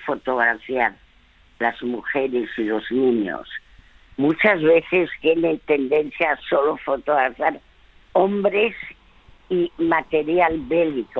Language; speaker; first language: Spanish; early bilingual, other home language; French